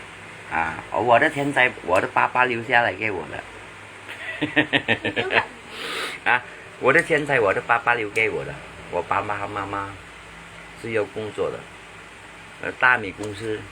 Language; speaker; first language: Chinese; non-native, learner; Hakka Chinese